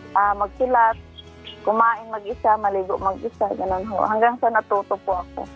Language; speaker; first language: Filipino; non-native, local second language; Cebuano